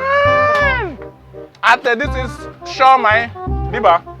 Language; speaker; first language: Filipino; non-native, learner; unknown